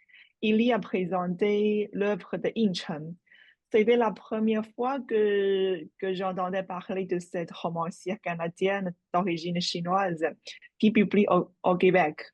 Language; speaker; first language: French; non-native, fluent; Chinese